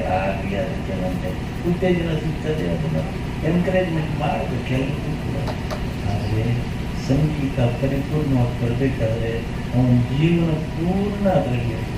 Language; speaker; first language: Kannada; non-native, local second language; Telugu